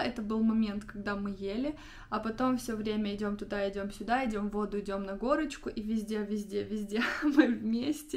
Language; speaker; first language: Russian; native; Russian